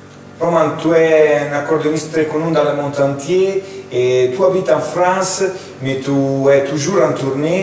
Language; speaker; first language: French; non-native, fluent; Italian